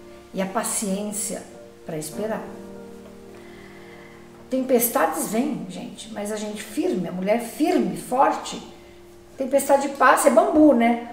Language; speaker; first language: Portuguese; native; Portuguese